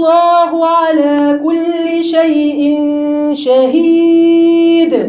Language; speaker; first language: Arabic; native; Arabic